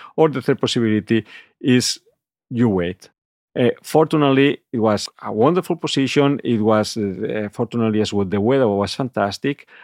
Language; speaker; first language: English; non-native, fluent; Catalan